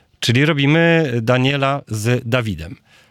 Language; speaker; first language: Polish; native; Polish